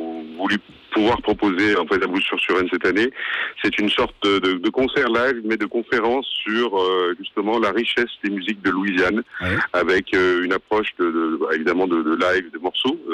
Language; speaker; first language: French; native; French